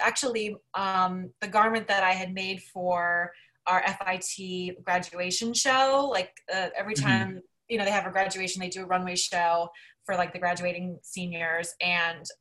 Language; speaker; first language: English; native; English